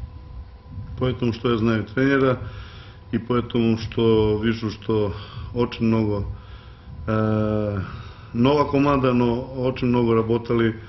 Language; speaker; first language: Russian; non-native, learner; Serbian